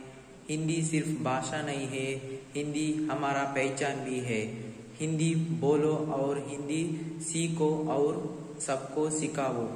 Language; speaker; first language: Hindi; non-native, local second language; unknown